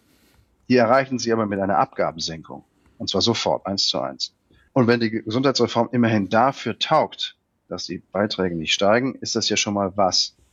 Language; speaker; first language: German; native; German